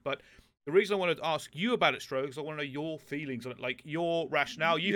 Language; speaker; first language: English; native; English